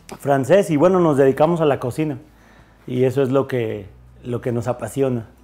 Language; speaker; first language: Spanish; native; Spanish